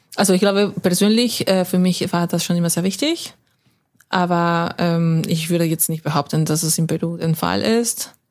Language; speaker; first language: German; non-native, fluent; Spanish